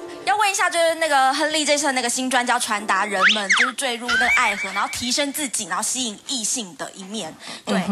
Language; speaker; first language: Chinese; native; Chinese